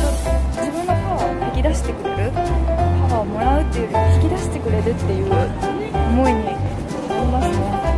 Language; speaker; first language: Japanese; native; Japanese